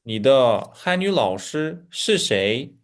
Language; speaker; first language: Chinese; non-native, fluent; Uzbek